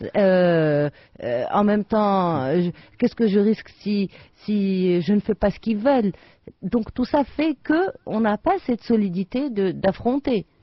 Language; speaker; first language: French; non-native, local second language; Arabic